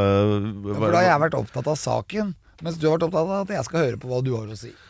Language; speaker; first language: Norwegian; native; Norwegian